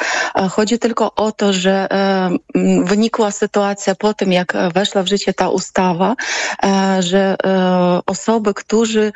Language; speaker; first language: Polish; non-native, fluent; Ukrainian